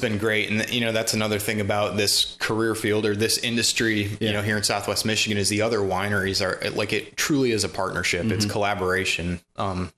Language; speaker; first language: English; native; English